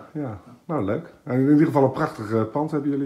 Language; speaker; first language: Dutch; native; Dutch